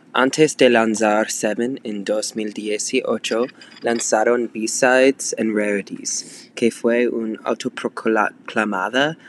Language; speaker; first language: Spanish; non-native, learner; English